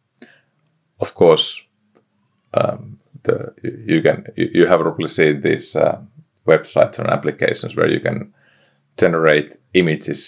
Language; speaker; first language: English; non-native, fluent; Finnish